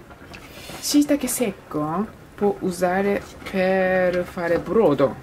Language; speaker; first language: Italian; non-native, learner; Japanese